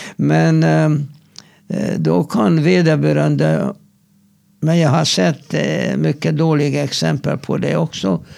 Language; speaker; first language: Swedish; non-native, fluent; Hungarian